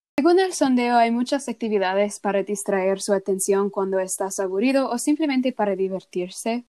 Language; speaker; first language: Spanish; non-native, learner; English